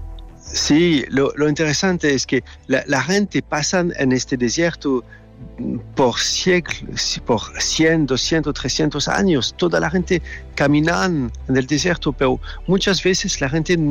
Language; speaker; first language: Spanish; non-native, learner; French